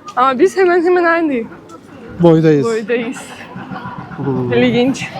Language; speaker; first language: Turkish; non-native, fluent; Russian